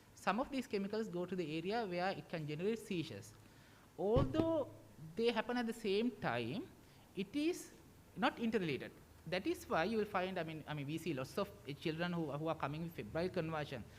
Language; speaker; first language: English; non-native, local second language; Sinhala